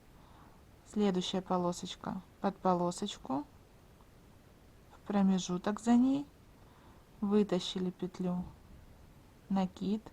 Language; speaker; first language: Russian; native; Russian